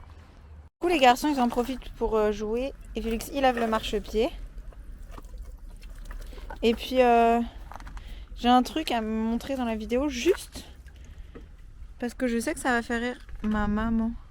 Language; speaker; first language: French; native; French